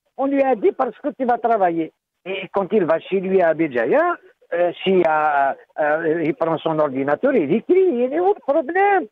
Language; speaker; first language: French; non-native, local second language; Kabyle